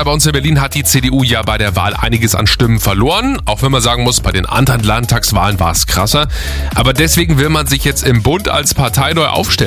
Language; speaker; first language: German; native; German